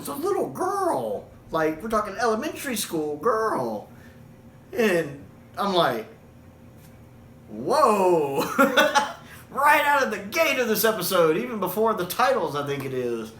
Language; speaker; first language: English; native; English